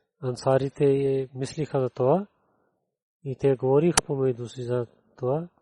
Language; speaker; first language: Bulgarian; non-native, learner; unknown